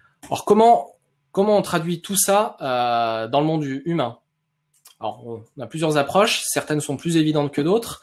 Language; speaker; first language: French; native; French